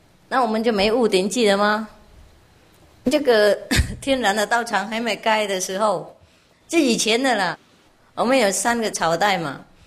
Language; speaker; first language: Chinese; non-native, fluent; Vietnamese